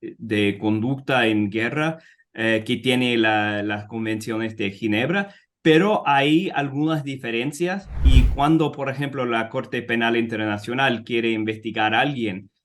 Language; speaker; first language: Spanish; non-native, fluent; English